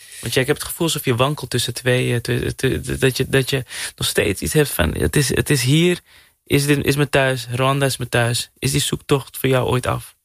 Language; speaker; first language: Dutch; native; Dutch